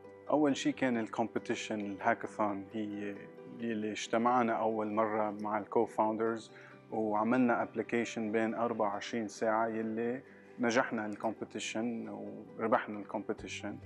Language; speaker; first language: Arabic; early bilingual, heritage; Arabic